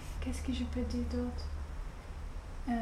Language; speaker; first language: French; non-native, fluent; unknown